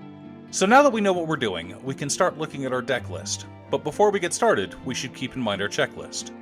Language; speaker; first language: English; native; English